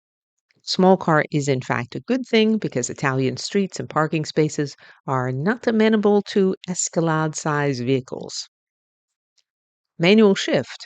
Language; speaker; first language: English; native; English